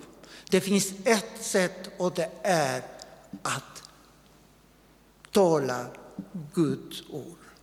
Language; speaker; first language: Swedish; non-native, fluent; Spanish